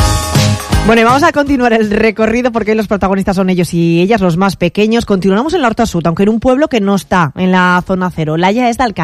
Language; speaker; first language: Spanish; native; Spanish